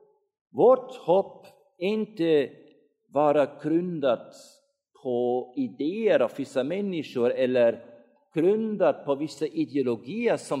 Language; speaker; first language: Swedish; non-native, fluent; German